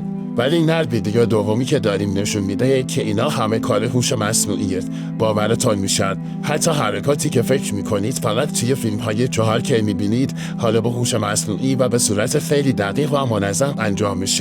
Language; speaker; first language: Persian; native; Persian